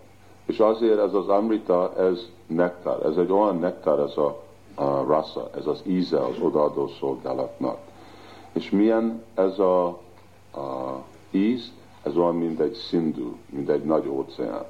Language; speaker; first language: Hungarian; early bilingual, heritage; Hungarian